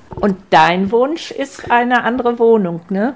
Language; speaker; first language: German; native; German